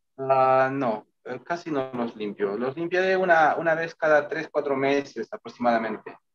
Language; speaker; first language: Spanish; native; Spanish